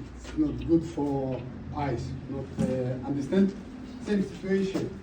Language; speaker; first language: English; non-native, learner; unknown